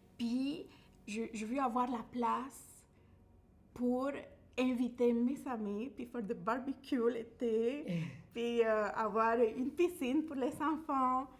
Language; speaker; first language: French; non-native, fluent; Spanish